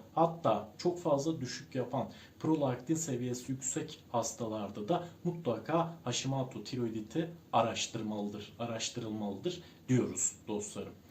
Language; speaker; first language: Turkish; native; Turkish